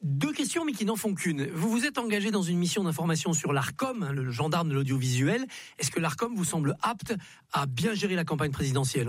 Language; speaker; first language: French; native; French